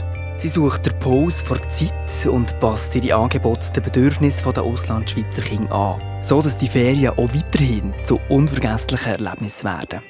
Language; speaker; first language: German; native; German